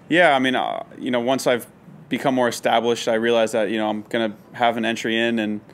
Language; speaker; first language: English; native; English